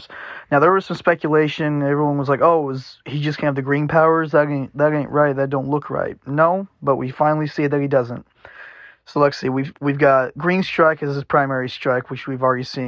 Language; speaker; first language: English; native; English